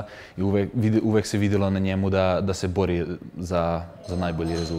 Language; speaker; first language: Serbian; non-native, local second language; Hungarian